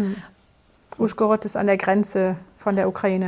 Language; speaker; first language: German; native; German